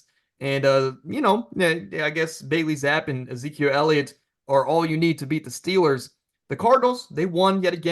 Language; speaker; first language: English; native; English